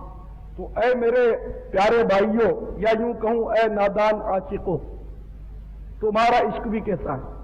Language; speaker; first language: Urdu; native; Urdu